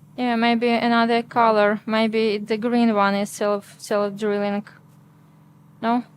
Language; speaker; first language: English; non-native, learner; Ukrainian